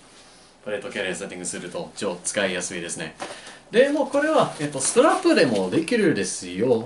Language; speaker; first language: Japanese; non-native, learner; English